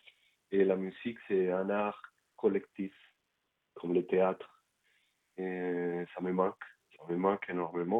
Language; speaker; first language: French; non-native, fluent; Spanish